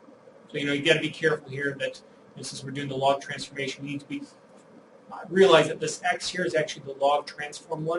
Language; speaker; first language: English; native; English